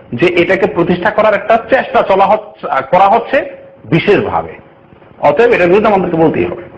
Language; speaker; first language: Bangla; native; Bangla